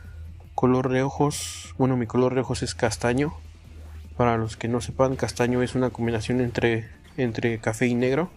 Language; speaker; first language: Spanish; native; Spanish